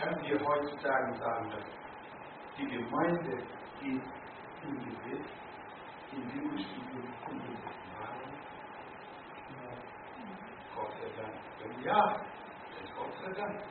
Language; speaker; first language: German; non-native, learner; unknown